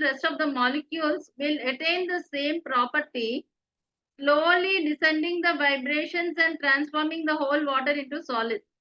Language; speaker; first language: English; non-native, local second language; Telugu